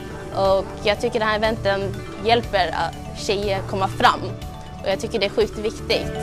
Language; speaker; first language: Swedish; non-native, local second language; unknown